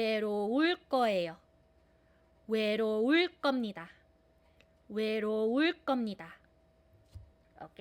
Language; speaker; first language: Korean; non-native, fluent; Filipino